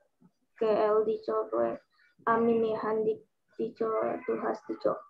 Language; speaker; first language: Spanish; non-native, learner; Indonesian